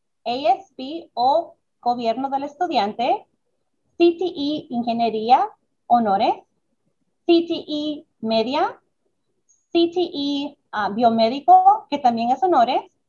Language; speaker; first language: Spanish; early bilingual, other home language; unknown